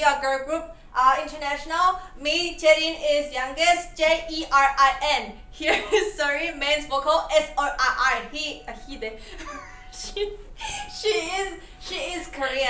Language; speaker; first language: English; non-native, learner; Thai